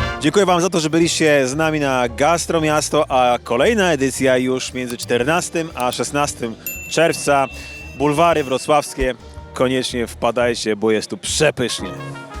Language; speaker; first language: Polish; native; Polish